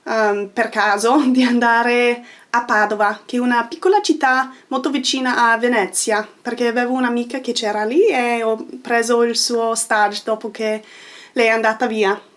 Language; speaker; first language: Italian; non-native, fluent; English